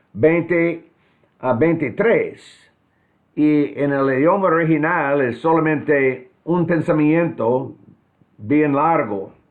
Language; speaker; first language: Spanish; non-native, fluent; English